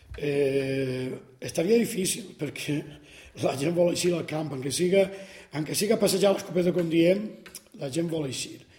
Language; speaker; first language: Catalan; native; Catalan